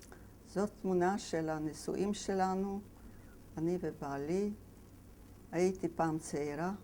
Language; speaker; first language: Hebrew; non-native, fluent; Yiddish